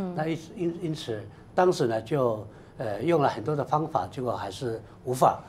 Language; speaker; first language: Chinese; native; Chinese